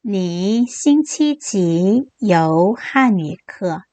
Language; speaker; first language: Chinese; non-native, fluent; Korean